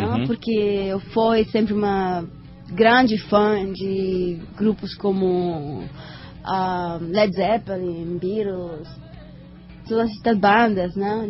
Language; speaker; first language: Portuguese; non-native, learner; Spanish